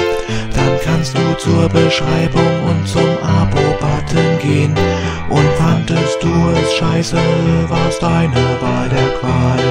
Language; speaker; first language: German; native; German